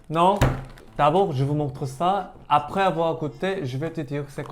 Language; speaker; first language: French; non-native, learner; Korean